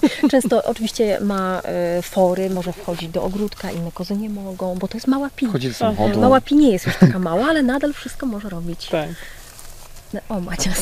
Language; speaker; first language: Polish; native; Polish